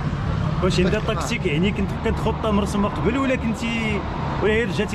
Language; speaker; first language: Arabic; native; Arabic